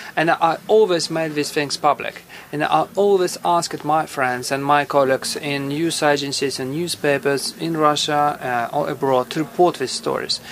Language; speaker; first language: English; non-native, fluent; Russian